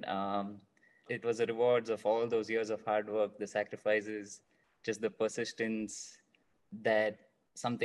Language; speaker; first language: English; non-native, local second language; Kannada